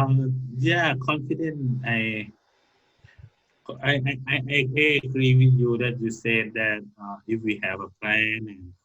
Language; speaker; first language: English; non-native, learner; Thai